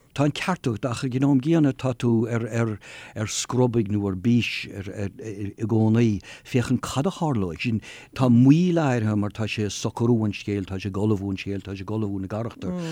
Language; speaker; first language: Irish; non-native, local second language; English